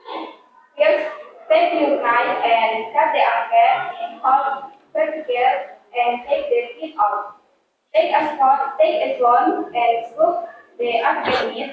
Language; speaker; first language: English; non-native, learner; Indonesian